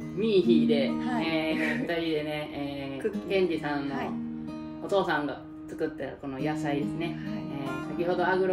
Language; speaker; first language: Japanese; native; Japanese